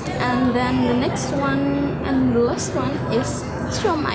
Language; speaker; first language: English; non-native, learner; Indonesian